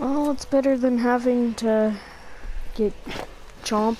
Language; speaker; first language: English; native; English